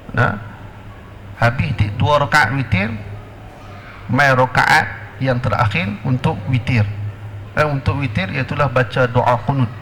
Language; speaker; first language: Malay; native; Malay